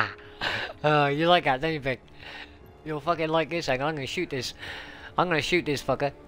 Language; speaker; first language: English; native; English